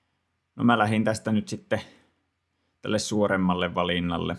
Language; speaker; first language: Finnish; native; Finnish